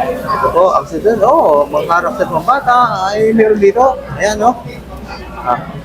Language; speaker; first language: Filipino; native; Filipino